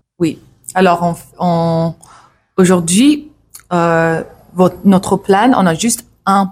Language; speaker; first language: French; non-native, learner; English